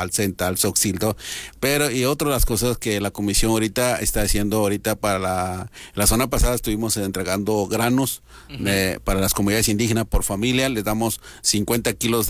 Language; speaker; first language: Spanish; non-native, local second language; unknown